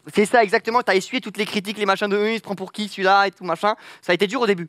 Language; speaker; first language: French; native; French